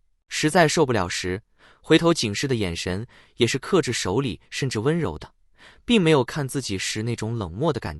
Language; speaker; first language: Chinese; native; Chinese